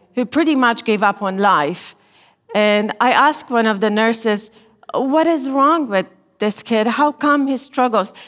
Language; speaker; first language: English; non-native, fluent; Romanian